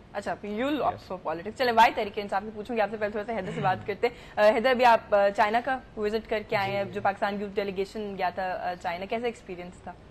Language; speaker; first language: Urdu; non-native, local second language; Punjabi